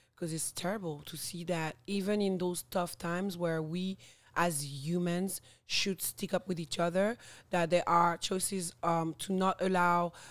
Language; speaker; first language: English; non-native, fluent; French